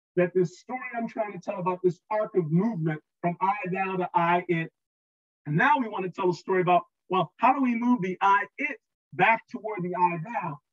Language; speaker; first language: English; native; English